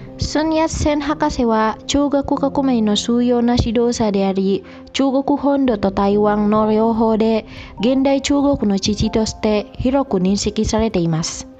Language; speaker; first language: Japanese; non-native, fluent; Indonesian